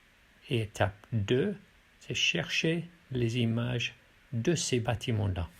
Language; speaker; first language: French; non-native, fluent; English